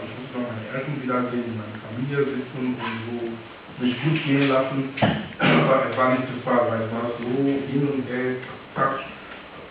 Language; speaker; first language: German; non-native, fluent; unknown